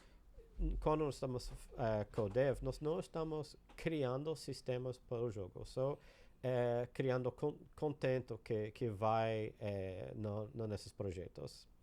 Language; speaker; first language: Portuguese; non-native, learner; English